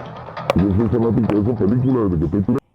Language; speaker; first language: Spanish; native; Spanish